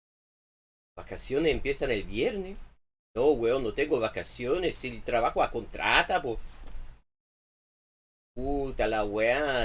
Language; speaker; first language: Spanish; non-native, fluent; English